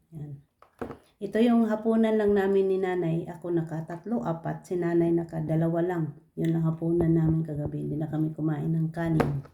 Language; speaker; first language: Filipino; native; Filipino